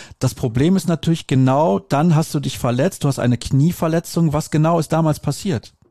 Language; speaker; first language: German; native; German